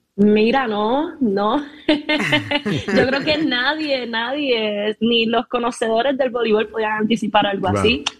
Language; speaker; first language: Spanish; native; Spanish